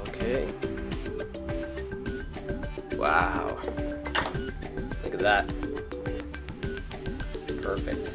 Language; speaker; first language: English; native; English